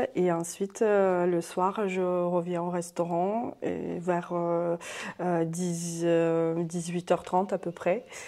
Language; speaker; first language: French; non-native, fluent; Russian